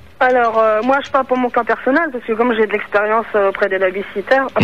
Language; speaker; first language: French; native; French